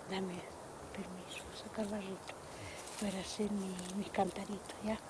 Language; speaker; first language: Spanish; native; Spanish